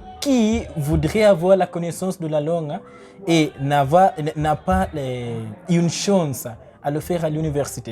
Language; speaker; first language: French; non-native, learner; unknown